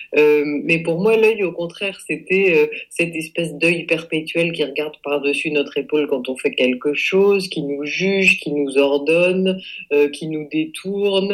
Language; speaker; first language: French; native; French